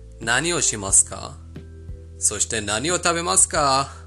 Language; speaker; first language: Japanese; non-native, fluent; Persian